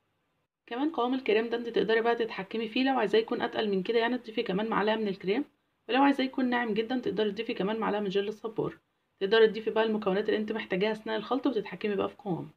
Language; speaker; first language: Arabic; native; Arabic